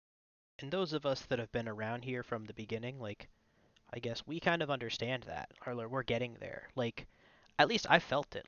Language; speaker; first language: English; native; English